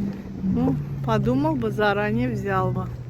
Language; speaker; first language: Russian; non-native, fluent; Azerbaijani